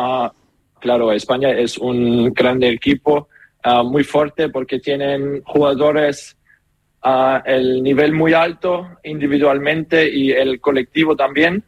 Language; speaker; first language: Spanish; non-native, learner; German